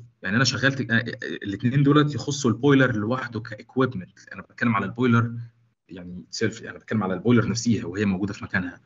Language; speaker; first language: Arabic; native; Arabic